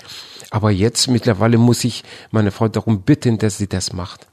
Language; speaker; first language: German; non-native, fluent; Persian